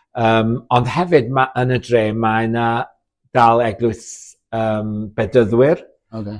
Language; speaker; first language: Welsh; native; Welsh